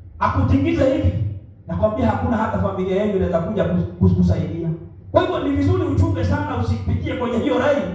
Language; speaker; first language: Swahili; non-native, local second language; Kikuyu